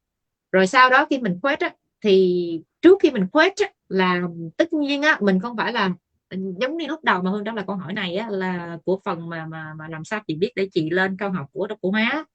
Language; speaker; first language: Vietnamese; native; Vietnamese